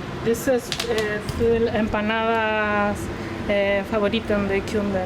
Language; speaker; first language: German; non-native, learner; Spanish